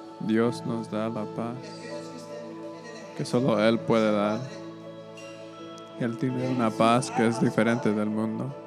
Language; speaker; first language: Spanish; non-native, learner; English